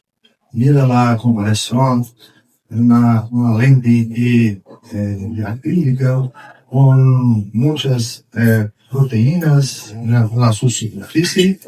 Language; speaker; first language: Spanish; non-native, fluent; Portuguese